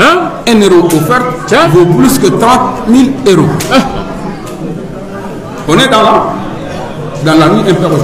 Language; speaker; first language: French; non-native, local second language; Soninke